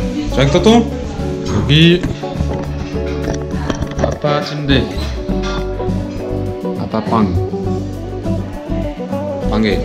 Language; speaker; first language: Korean; non-native, learner; French